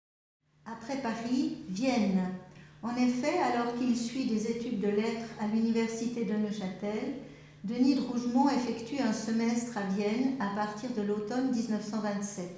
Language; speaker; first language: French; native; French